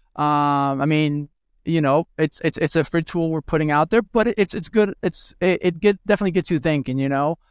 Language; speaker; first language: English; early bilingual, other home language; Spanish